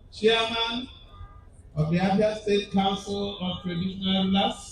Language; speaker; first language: English; non-native, local second language; Igbo